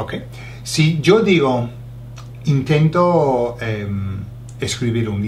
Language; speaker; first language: Spanish; non-native, fluent; English